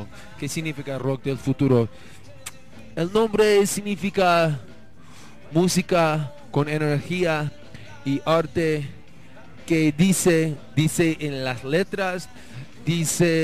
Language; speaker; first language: Spanish; non-native, learner; English